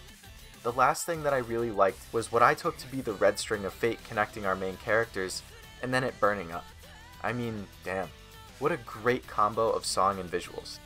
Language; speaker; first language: English; native; English